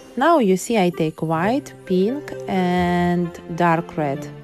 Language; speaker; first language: English; non-native, learner; Ukrainian